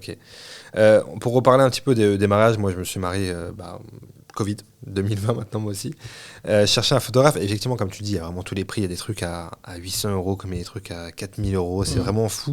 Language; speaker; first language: French; native; French